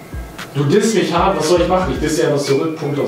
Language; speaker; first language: German; native; German